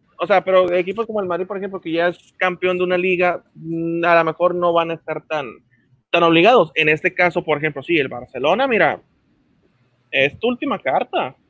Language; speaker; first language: Spanish; native; Spanish